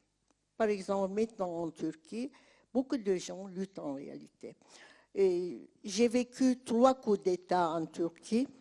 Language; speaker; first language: French; non-native, fluent; Turkish